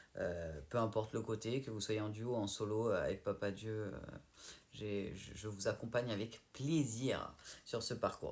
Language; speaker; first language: French; native; French